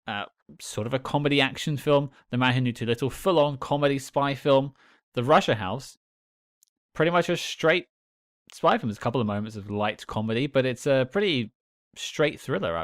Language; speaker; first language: English; native; English